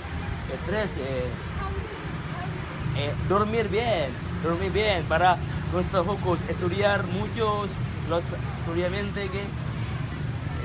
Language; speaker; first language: Spanish; non-native, learner; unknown